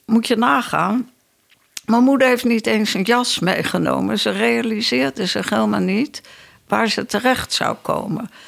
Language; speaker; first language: Dutch; native; Dutch